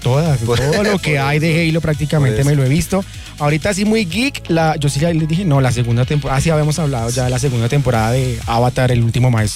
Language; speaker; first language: Spanish; native; Spanish